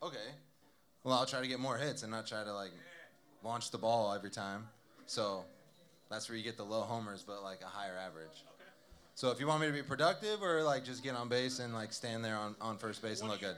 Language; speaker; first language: English; native; English